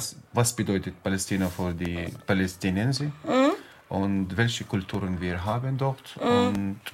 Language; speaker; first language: German; non-native, learner; Arabic